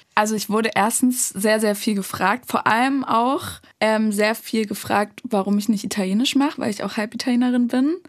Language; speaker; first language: German; native; German